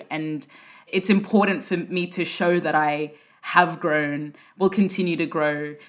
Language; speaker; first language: English; native; English